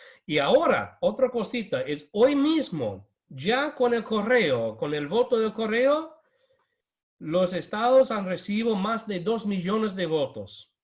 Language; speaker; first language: Spanish; non-native, fluent; English